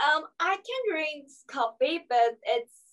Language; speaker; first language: English; non-native, learner; Korean